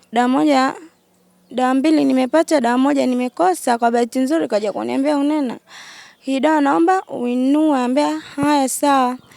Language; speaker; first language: Swahili; native; Swahili